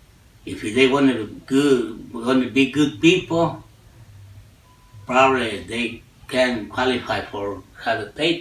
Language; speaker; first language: English; non-native, learner; Spanish